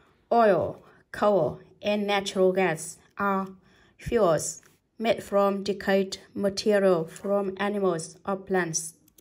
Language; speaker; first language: English; non-native, fluent; Vietnamese